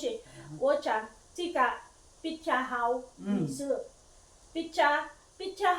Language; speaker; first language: Chinese; non-native, learner; Filipino